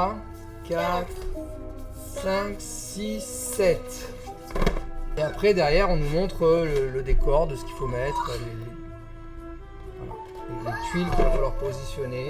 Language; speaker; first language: French; native; French